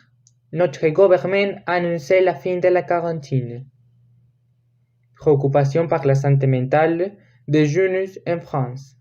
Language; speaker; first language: French; non-native, learner; Spanish